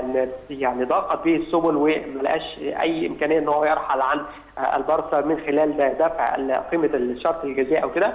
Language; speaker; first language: Arabic; native; Arabic